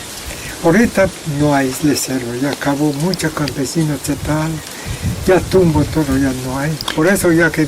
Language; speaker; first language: Spanish; non-native, local second language; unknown